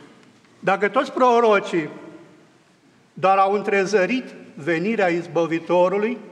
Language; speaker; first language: Romanian; native; Romanian